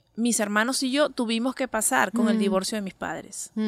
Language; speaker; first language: Spanish; native; Spanish